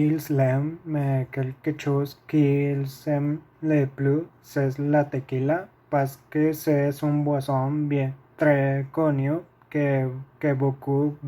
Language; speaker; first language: French; non-native, learner; Spanish